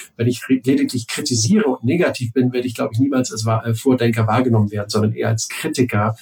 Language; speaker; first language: German; native; German